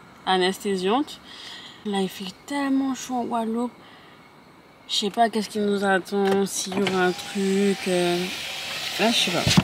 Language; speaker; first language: French; native; French